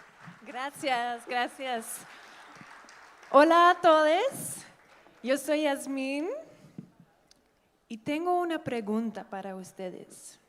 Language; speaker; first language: Spanish; non-native, learner; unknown